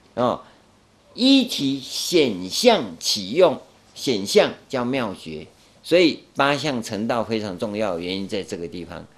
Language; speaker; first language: Chinese; non-native, local second language; Min Nan Chinese